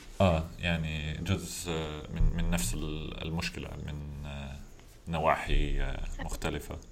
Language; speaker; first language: Arabic; non-native, learner; English